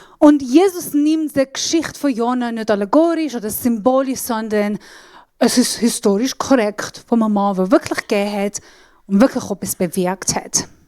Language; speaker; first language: German; non-native, fluent; Assyrian Neo-Aramaic